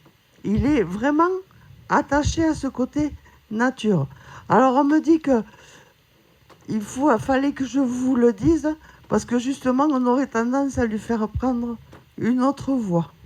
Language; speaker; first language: French; native; French